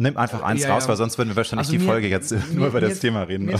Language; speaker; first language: German; native; German